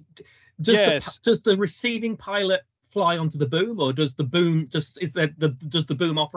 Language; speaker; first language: English; native; English